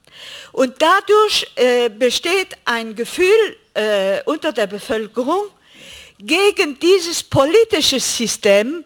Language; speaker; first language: German; non-native, fluent; Greek